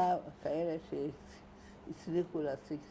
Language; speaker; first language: Hebrew; non-native, fluent; Hungarian